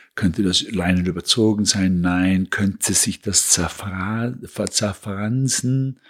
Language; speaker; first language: German; native; German